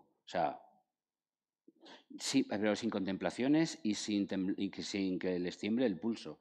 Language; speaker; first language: Spanish; native; Spanish